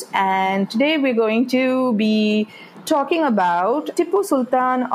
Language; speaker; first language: English; non-native, local second language; Malayalam